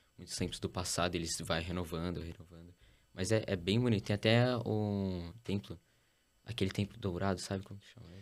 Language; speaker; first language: Portuguese; early bilingual, heritage; Portuguese